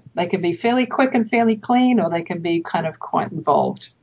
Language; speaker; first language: English; native; English